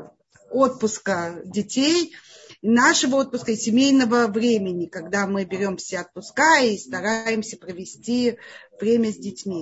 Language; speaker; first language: Russian; native; Russian